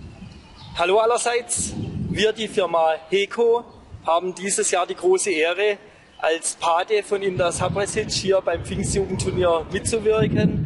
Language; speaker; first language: German; native; German